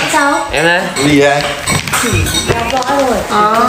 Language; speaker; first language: Vietnamese; native; Vietnamese